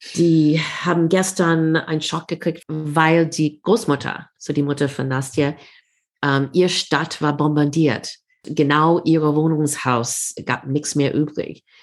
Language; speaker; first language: German; non-native, fluent; English